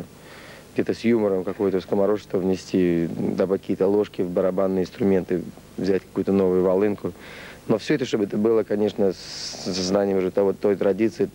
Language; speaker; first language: Russian; native; Russian